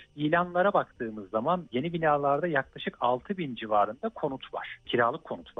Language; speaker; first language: Turkish; native; Turkish